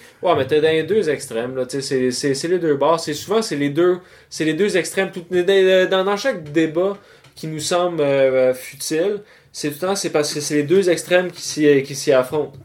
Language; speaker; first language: French; native; French